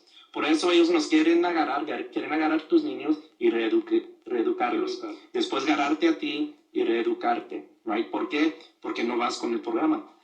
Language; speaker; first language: Spanish; early bilingual, other home language; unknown